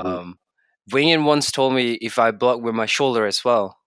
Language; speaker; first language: English; non-native, fluent; Norwegian